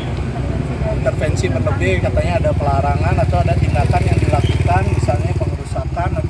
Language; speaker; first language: Indonesian; native; Indonesian